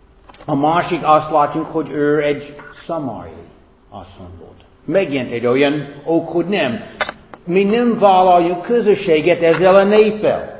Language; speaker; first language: Hungarian; non-native, fluent; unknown